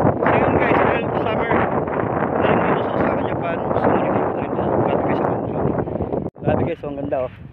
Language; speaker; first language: Filipino; non-native, local second language; Cebuano